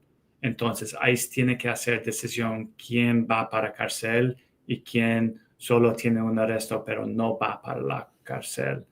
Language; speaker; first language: Spanish; non-native, fluent; English